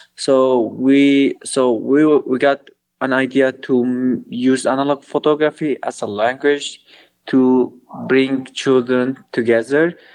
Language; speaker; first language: English; non-native, learner; Arabic